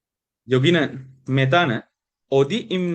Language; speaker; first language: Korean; non-native, fluent; Sinhala